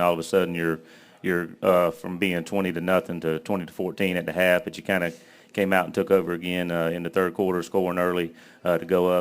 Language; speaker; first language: English; native; English